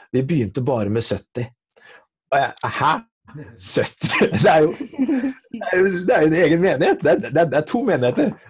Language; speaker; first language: Norwegian; native; Norwegian